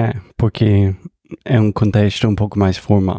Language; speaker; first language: Portuguese; non-native, fluent; English